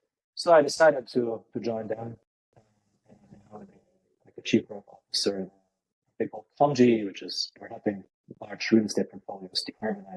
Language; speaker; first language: English; non-native, fluent; Lithuanian